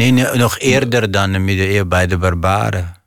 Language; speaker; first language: Dutch; non-native, fluent; Arabic